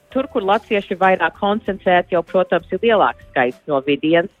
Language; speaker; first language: Latvian; early bilingual, heritage; Latvian